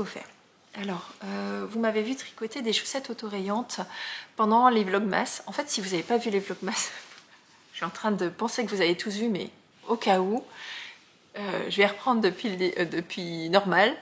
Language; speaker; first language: French; native; French